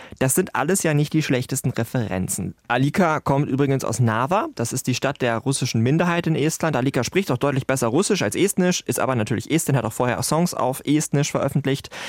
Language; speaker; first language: German; native; German